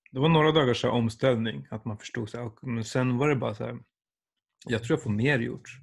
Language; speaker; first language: Swedish; early bilingual, other home language; Persian